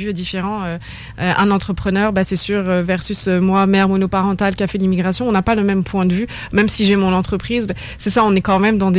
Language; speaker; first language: French; native; French